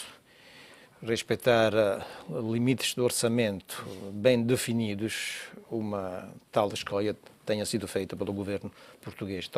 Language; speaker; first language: Portuguese; non-native, fluent; Italian